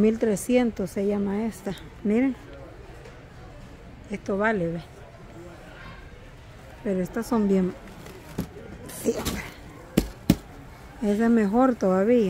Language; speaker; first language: Spanish; native; Spanish